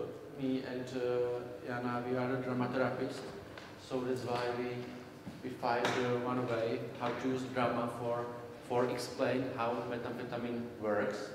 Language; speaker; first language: English; non-native, learner; Czech